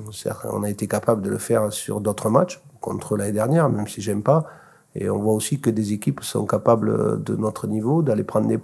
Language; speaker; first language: French; native; French